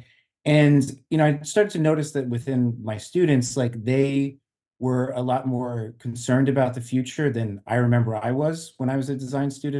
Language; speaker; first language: English; native; English